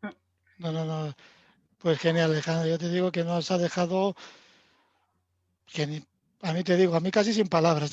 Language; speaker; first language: Spanish; native; Spanish